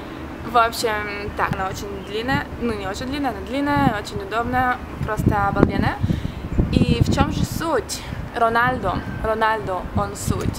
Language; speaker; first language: Russian; early bilingual, heritage; Russian